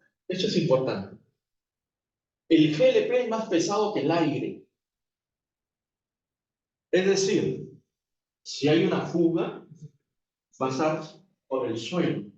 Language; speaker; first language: Spanish; native; Spanish